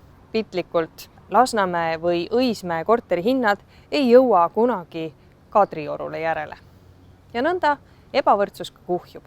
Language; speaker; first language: Estonian; native; Estonian